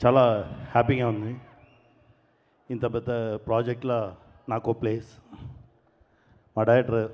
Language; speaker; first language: Telugu; non-native, learner; Tamil